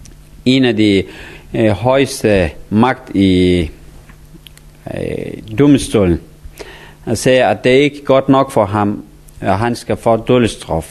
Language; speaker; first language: Danish; non-native, learner; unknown